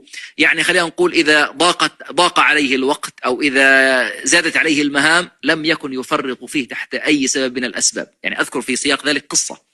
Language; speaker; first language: Arabic; native; Arabic